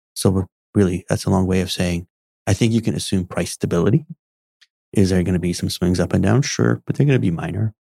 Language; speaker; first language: English; early bilingual, other home language; Arabic